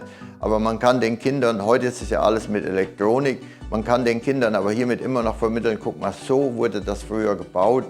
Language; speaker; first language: German; native; German